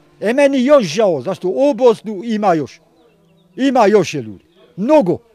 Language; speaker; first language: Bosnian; non-native, learner; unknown